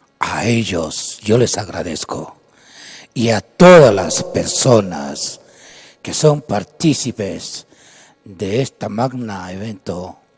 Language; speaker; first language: Spanish; non-native, local second language; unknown